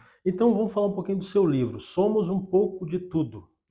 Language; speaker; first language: Portuguese; native; Portuguese